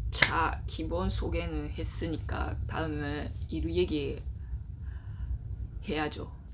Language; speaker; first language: Korean; non-native, learner; Japanese